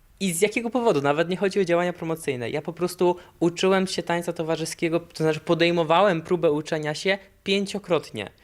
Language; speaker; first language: Polish; native; Polish